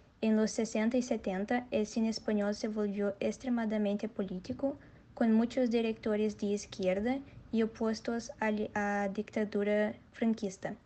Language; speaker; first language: Spanish; non-native, learner; Portuguese